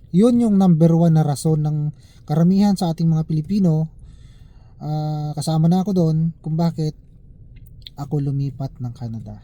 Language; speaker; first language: Filipino; native; Filipino